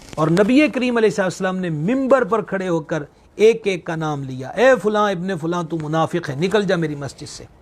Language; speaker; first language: Urdu; non-native, local second language; Punjabi